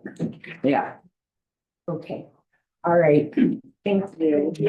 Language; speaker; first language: English; native; English